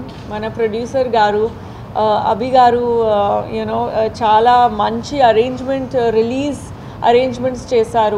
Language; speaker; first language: Telugu; non-native, learner; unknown